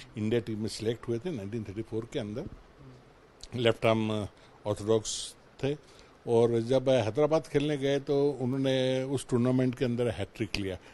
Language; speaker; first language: Hindi; native; Hindi